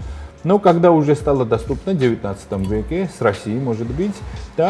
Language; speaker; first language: Russian; non-native, fluent; Georgian